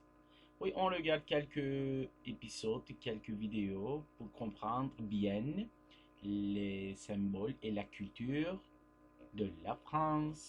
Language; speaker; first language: French; non-native, fluent; Turkish